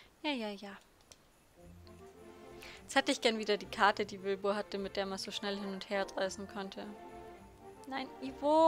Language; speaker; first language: German; native; German